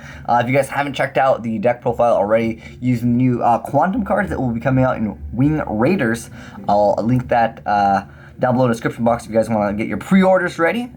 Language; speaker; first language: English; native; English